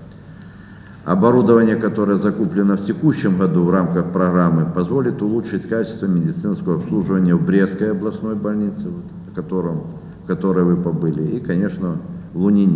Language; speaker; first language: Russian; native; Russian